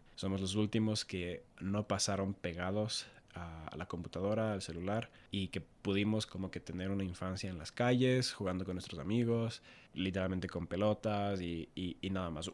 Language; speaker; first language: Spanish; native; Spanish